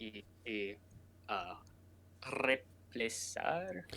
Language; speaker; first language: Spanish; non-native, learner; English